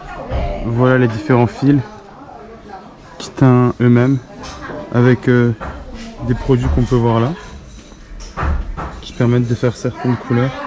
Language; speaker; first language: French; native; French